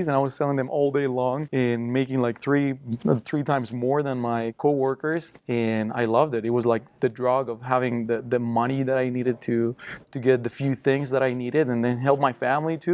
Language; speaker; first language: English; non-native, fluent; Spanish